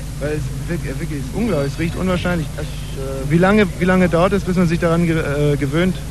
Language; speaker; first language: German; native; German